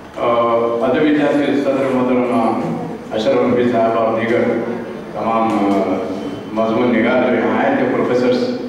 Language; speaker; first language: Urdu; native; Urdu